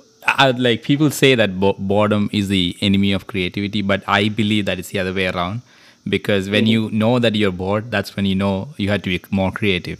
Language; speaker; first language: English; non-native, local second language; Malayalam